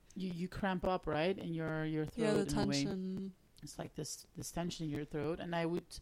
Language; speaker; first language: English; non-native, fluent; Dutch